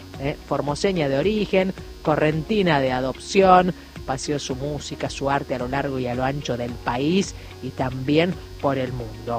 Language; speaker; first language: Spanish; native; Spanish